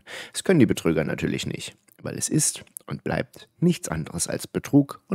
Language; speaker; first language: German; native; German